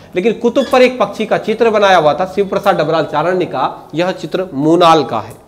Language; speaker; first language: Hindi; native; Hindi